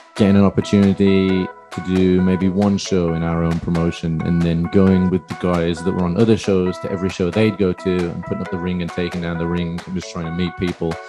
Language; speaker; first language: English; native; English